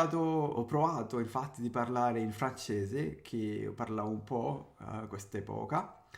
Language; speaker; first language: Italian; non-native, fluent; Sinhala